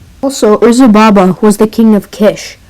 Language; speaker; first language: English; native; English